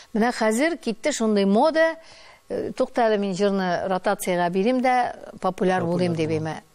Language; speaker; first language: Tatar; native; Tatar